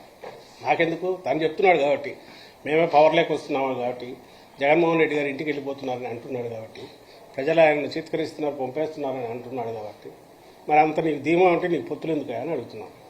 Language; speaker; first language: Telugu; native; Telugu